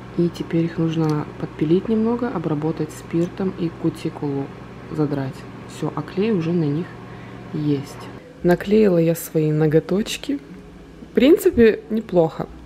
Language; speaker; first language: Russian; native; Russian